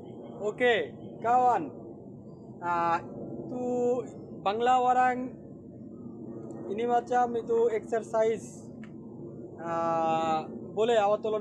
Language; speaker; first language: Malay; non-native, learner; Bangla